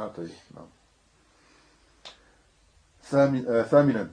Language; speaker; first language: Arabic; non-native, fluent; French